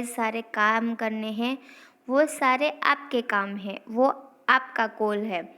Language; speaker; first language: Hindi; non-native, local second language; Gujarati